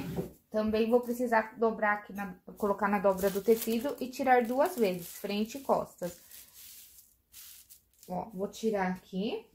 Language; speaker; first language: Portuguese; native; Portuguese